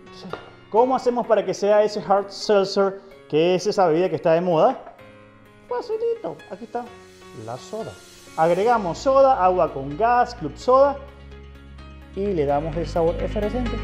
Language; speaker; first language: Spanish; native; Spanish